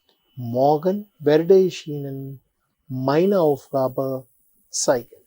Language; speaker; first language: German; non-native, fluent; Telugu